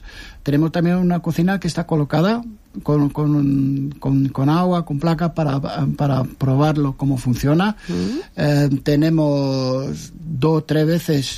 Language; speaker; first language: Spanish; non-native, fluent; Dutch